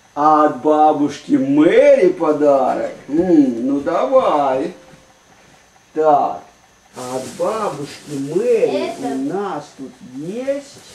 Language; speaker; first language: Russian; native; Russian